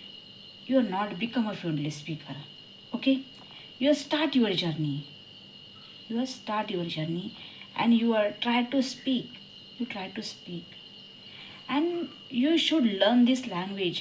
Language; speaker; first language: English; non-native, learner; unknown